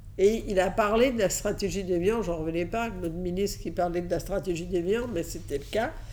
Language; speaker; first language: French; early bilingual, other home language; Catalan